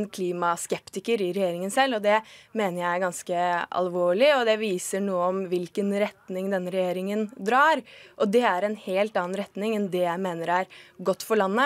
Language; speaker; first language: Norwegian; native; Norwegian